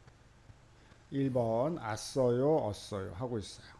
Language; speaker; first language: Korean; native; Korean